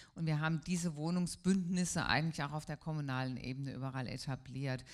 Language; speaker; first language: German; native; German